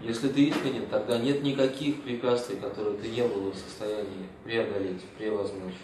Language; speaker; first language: Russian; native; Russian